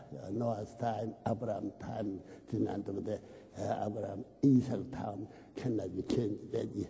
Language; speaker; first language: English; non-native, learner; Korean